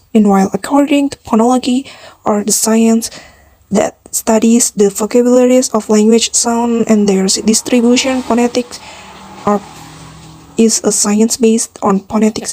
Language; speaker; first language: English; non-native, learner; Indonesian